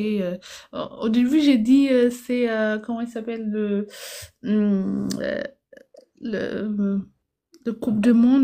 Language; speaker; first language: French; non-native, fluent; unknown